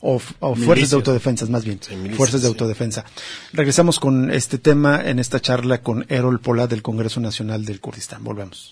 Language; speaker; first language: Spanish; native; Spanish